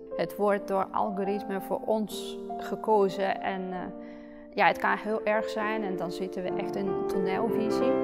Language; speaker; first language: Dutch; non-native, fluent; Russian